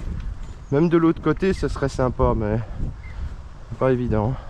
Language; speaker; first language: French; native; French